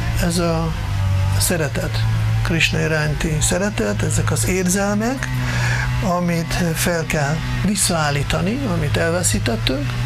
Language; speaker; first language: Hungarian; non-native, fluent; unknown